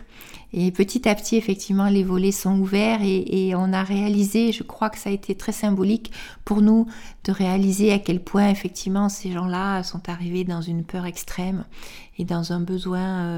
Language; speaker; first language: French; native; French